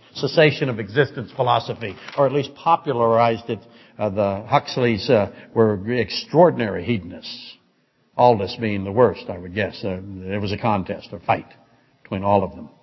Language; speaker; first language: English; native; English